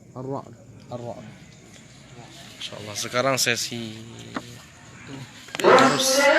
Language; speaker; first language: Indonesian; non-native, local second language; Achinese